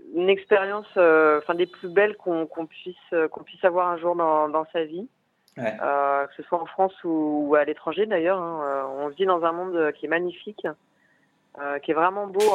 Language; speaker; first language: French; native; French